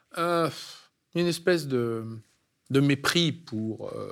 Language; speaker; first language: French; native; French